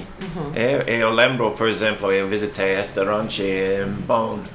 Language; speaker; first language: Portuguese; non-native, learner; English